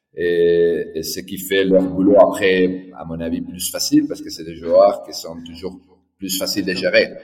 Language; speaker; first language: French; non-native, fluent; Spanish